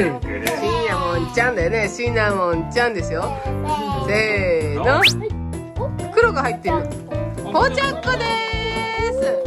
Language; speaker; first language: Japanese; native; Japanese